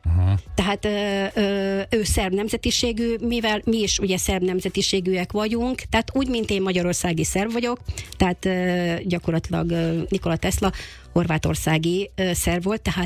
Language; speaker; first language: Hungarian; native; Hungarian